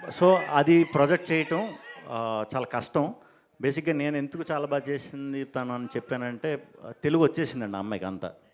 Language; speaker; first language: Telugu; native; Telugu